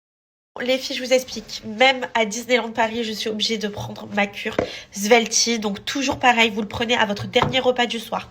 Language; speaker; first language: French; native; French